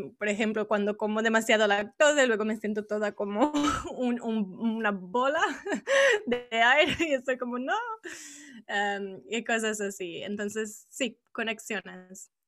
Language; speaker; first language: Spanish; non-native, fluent; Italian